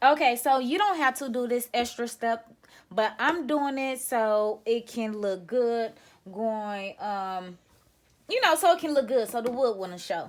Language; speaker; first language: English; native; English